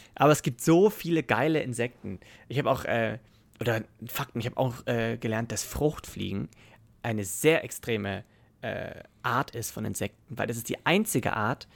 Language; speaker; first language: German; native; German